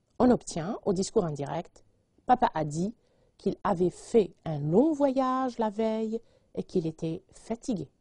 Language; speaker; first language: French; non-native, local second language; Arabic